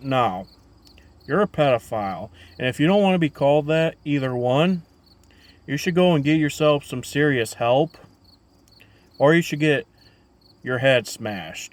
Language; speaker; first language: English; native; English